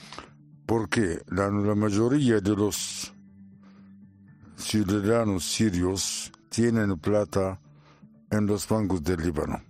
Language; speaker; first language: Spanish; non-native, learner; Arabic